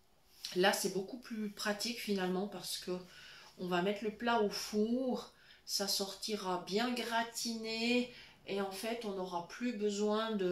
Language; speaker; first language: French; native; French